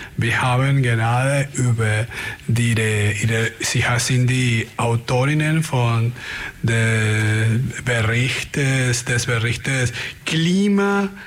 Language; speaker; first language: German; non-native, fluent; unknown